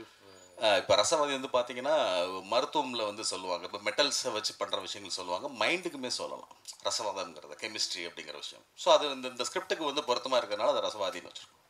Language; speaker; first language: Tamil; native; Tamil